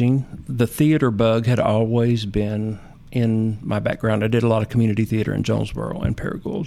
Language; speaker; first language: English; native; English